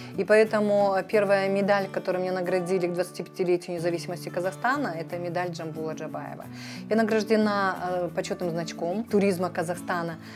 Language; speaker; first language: Russian; native; Russian